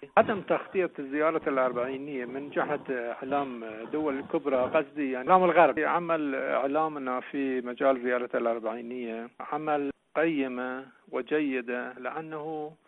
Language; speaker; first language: Arabic; non-native, local second language; Persian